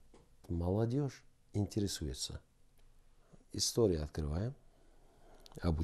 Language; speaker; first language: Russian; non-native, local second language; Kyrgyz